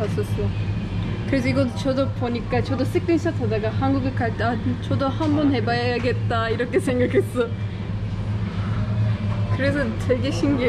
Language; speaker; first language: Korean; non-native, learner; Turkish